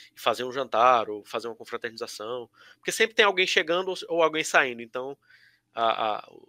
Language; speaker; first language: Portuguese; native; Portuguese